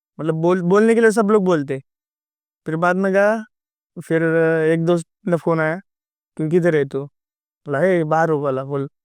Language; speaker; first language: Hindi; non-native, local second language; Marathi